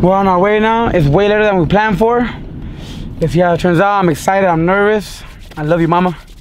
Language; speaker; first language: English; early bilingual, other home language; Spanish